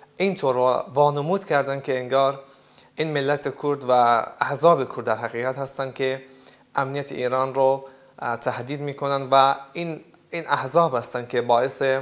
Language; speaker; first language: Persian; non-native, local second language; Central Kurdish